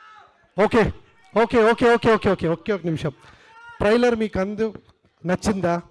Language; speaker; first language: Telugu; non-native, learner; Kannada